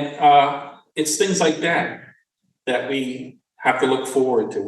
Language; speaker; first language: English; native; English